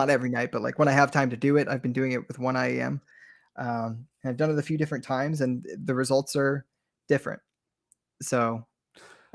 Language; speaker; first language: English; native; English